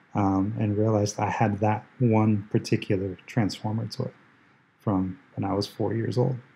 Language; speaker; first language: English; early bilingual, other home language; Spanish